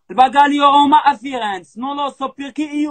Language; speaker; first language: Italian; non-native, learner; Arabic